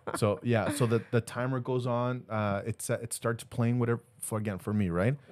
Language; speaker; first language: English; early bilingual, other home language; Spanish